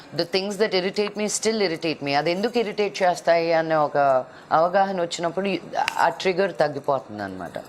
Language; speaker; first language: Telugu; native; Telugu